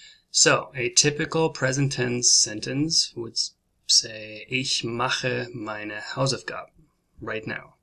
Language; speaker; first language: German; non-native, learner; English